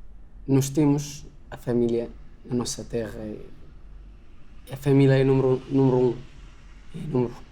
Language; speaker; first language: Portuguese; non-native, learner; Arabic